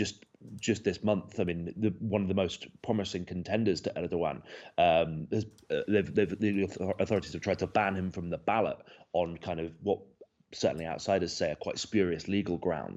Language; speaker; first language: English; native; English